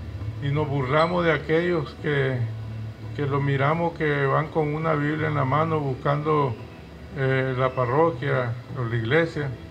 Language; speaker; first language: Spanish; native; Spanish